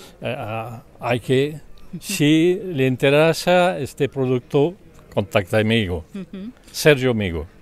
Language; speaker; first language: Spanish; non-native, learner; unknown